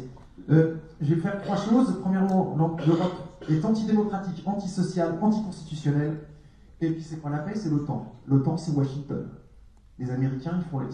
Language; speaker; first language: French; native; French